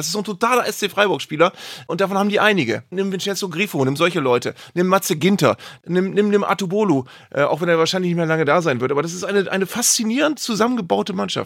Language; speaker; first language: German; native; German